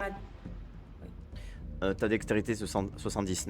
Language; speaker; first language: French; native; French